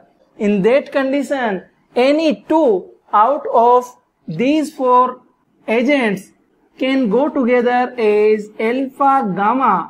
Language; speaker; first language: English; non-native, local second language; Hindi